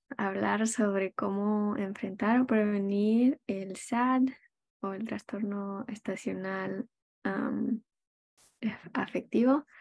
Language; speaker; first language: Spanish; early bilingual, heritage; Spanish